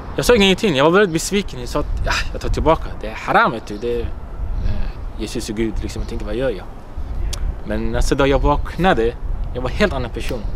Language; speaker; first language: Swedish; non-native, fluent; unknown